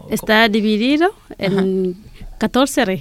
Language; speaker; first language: Spanish; non-native, learner; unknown